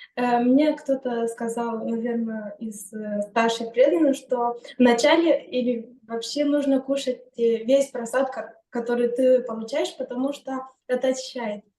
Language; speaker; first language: Russian; non-native, fluent; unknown